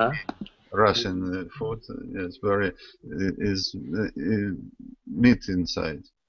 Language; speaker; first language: English; non-native, learner; Russian